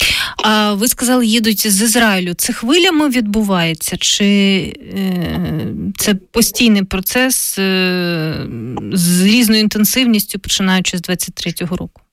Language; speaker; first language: Ukrainian; native; Ukrainian